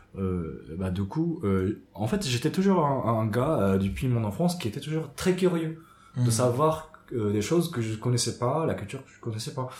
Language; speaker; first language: French; non-native, fluent; Japanese